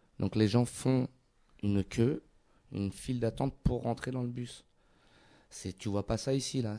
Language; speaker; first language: French; native; French